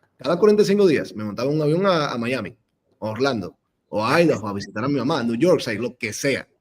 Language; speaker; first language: Spanish; non-native, fluent; English